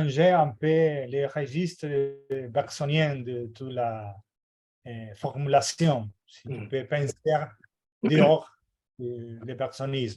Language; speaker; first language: French; non-native, fluent; Portuguese